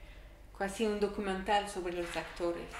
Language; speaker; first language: Spanish; non-native, learner; French